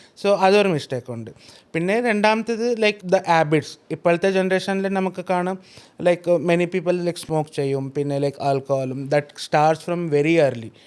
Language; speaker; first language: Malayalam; early bilingual, heritage; Malayalam